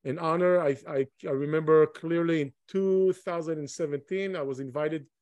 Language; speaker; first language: English; non-native, fluent; Hebrew